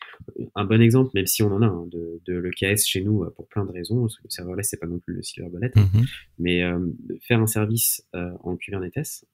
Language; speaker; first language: French; native; French